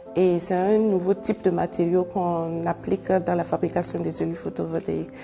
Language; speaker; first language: French; non-native, local second language; Mossi